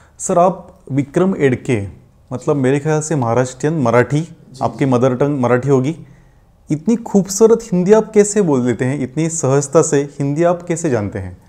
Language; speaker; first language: Hindi; non-native, local second language; Marathi